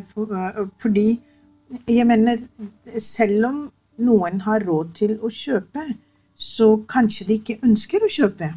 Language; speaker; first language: Norwegian; non-native, fluent; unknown